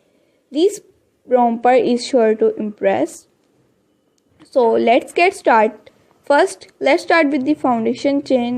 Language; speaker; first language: English; non-native, learner; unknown